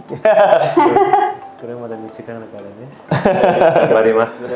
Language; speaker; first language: Japanese; non-native, learner; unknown